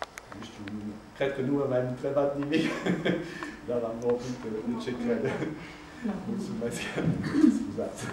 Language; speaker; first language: Romanian; non-native, learner; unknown